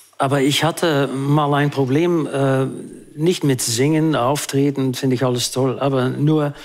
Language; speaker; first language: German; non-native, local second language; Dutch